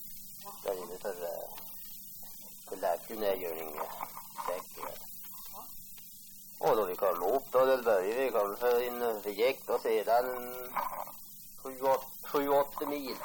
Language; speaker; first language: Swedish; native; Swedish